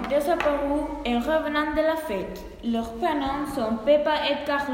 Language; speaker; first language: French; non-native, learner; Spanish